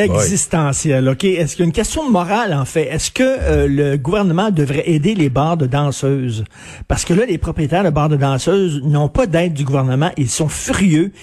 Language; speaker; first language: French; native; French